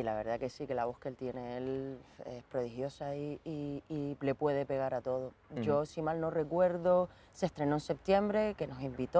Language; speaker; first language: Spanish; native; Spanish